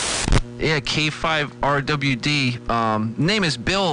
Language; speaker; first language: English; native; English